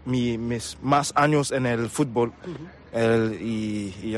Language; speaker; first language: Spanish; non-native, learner; English